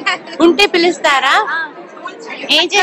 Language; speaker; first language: Telugu; native; Telugu